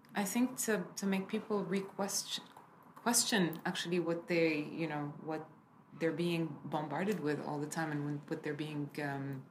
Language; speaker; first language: English; early bilingual, other home language; Arabic